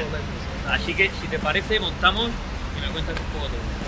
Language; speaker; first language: Spanish; native; Spanish